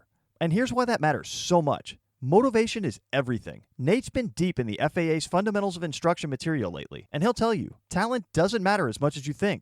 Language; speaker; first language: English; native; English